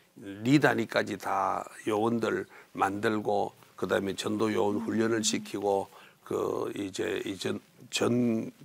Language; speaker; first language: Korean; native; Korean